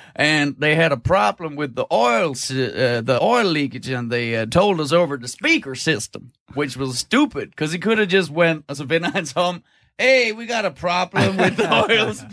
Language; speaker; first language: English; non-native, fluent; Danish